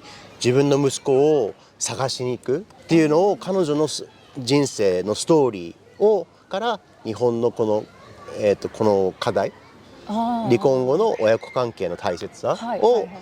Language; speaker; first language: Japanese; early bilingual, other home language; English